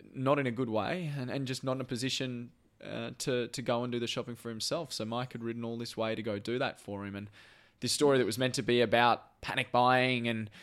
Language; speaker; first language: English; native; English